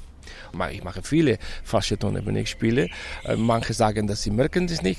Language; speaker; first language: German; non-native, fluent; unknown